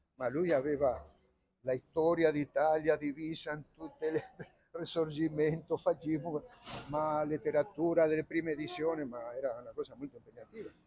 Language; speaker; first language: Italian; non-native, fluent; Spanish